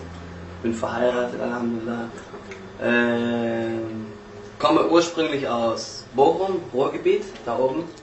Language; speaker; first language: German; early bilingual, other home language; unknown